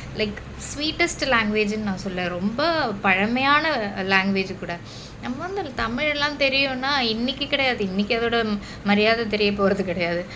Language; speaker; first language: Tamil; non-native, local second language; Malayalam